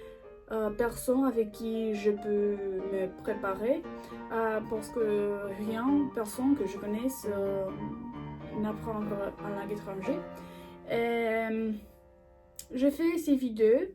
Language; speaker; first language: French; non-native, learner; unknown